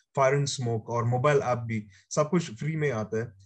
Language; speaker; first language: Hindi; native; Hindi